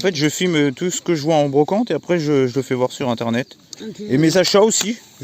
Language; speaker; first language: French; native; French